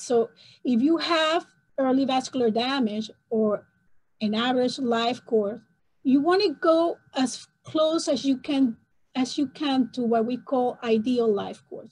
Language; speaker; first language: English; non-native, fluent; Spanish